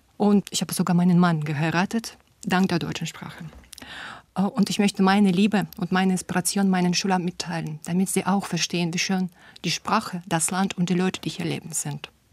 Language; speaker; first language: German; non-native, fluent; Russian